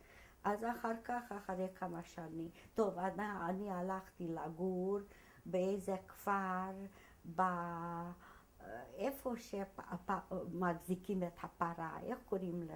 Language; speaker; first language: Hebrew; non-native, fluent; Hungarian